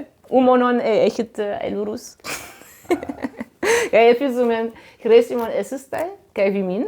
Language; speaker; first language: Greek; non-native, fluent; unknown